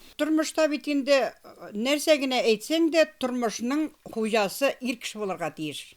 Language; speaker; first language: Tatar; native; Tatar